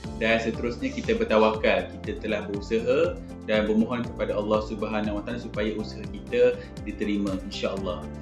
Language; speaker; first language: Malay; native; Malay